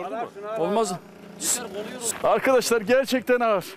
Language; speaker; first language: Turkish; native; Turkish